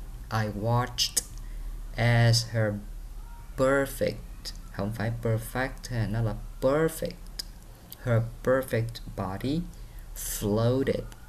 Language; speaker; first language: English; non-native, fluent; Vietnamese